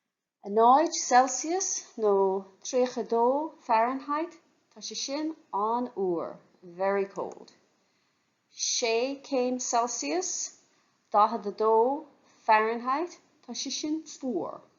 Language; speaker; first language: Irish; non-native, fluent; English